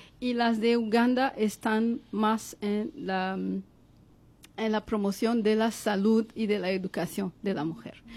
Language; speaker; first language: Spanish; non-native, fluent; Kinyarwanda